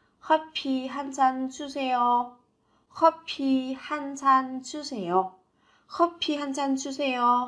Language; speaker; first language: Korean; non-native, fluent; Vietnamese